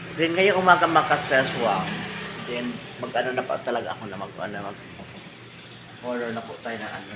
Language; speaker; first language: Filipino; native; Filipino